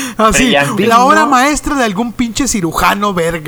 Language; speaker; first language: Spanish; native; Spanish